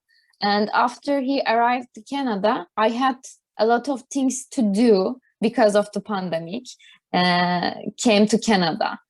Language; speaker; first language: English; non-native, learner; Turkish